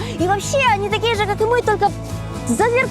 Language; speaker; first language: Russian; native; Russian